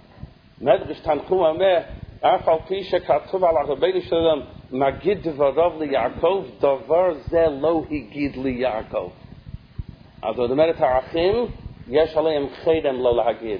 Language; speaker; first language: Hebrew; non-native, fluent; English